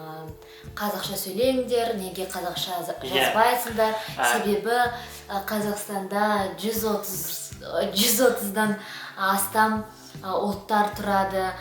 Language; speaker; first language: Kazakh; non-native, local second language; Uyghur